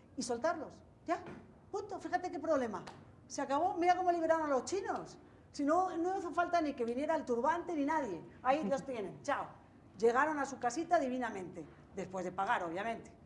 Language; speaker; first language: Spanish; native; Spanish